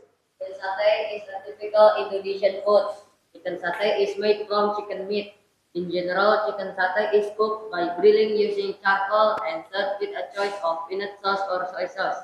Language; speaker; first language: English; non-native, learner; Indonesian